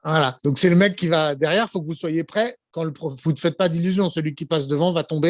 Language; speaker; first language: French; native; French